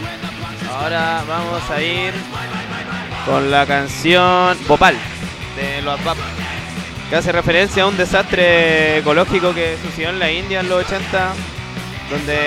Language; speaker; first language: Spanish; native; Spanish